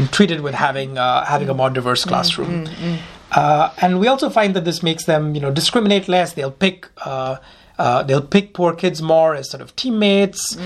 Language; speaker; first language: English; non-native, local second language; Hindi